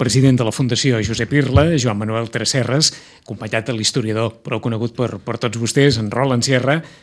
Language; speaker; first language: Catalan; native; Catalan